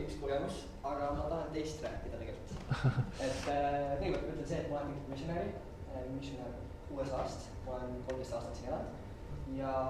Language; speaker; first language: Estonian; non-native, fluent; English